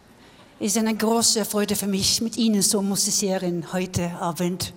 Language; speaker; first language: German; non-native, learner; English